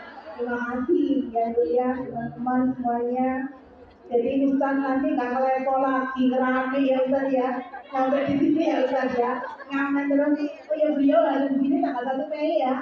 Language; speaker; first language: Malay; non-native, local second language; Javanese